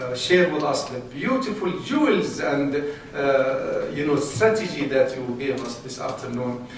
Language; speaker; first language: English; non-native, fluent; Arabic